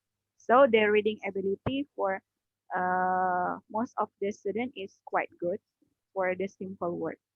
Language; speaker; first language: English; non-native, learner; Indonesian